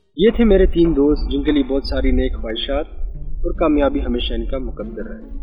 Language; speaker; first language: Urdu; non-native, local second language; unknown